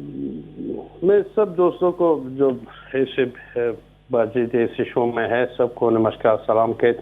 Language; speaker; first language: Hindi; non-native, learner; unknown